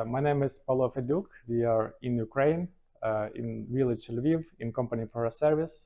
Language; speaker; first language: English; non-native, learner; Ukrainian